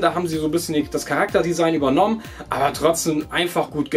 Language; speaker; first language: German; native; German